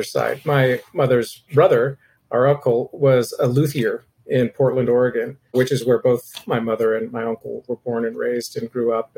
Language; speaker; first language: English; native; English